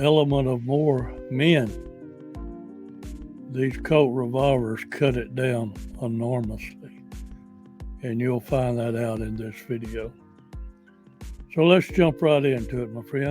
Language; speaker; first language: English; native; English